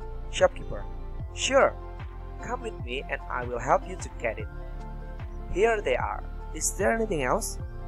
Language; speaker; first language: English; non-native, fluent; Indonesian